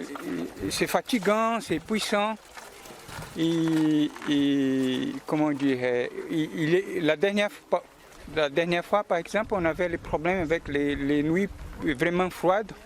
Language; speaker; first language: French; non-native, learner; Portuguese